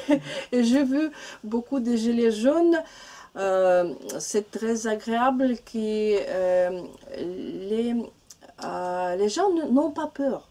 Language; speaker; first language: French; non-native, learner; Russian